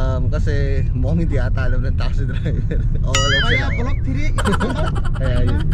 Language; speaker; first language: Filipino; native; Filipino